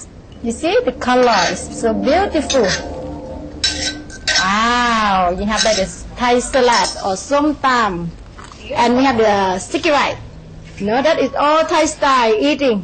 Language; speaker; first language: English; non-native, learner; Thai